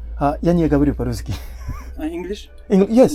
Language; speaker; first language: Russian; non-native, learner; Korean